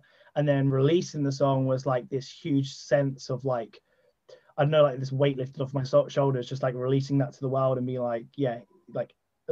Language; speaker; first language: English; native; English